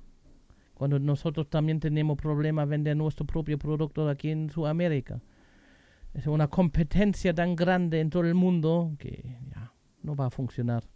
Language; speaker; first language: Spanish; non-native, learner; German